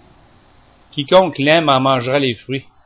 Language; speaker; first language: French; native; French